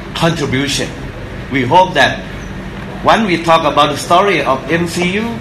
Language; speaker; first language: English; non-native, fluent; Thai